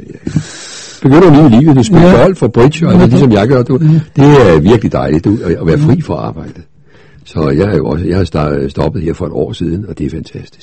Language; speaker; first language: Danish; native; Danish